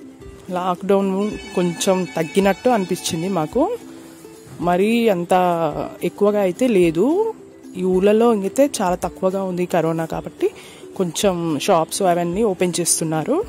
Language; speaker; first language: Telugu; native; Telugu